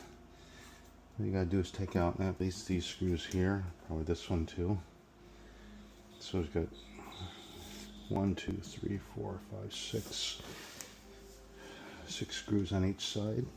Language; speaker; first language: English; native; English